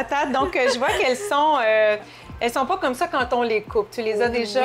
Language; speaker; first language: French; native; French